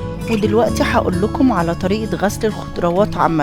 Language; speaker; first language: Arabic; native; Arabic